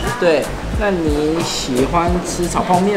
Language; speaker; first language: Chinese; native; Chinese